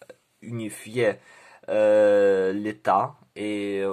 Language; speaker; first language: French; non-native, learner; Ukrainian